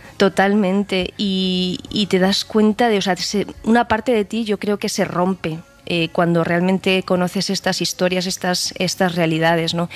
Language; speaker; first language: Spanish; native; Spanish